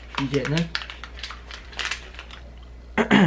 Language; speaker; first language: Korean; non-native, learner; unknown